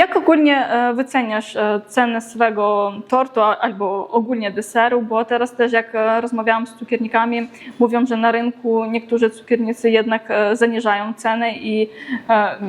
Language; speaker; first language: Polish; native; Polish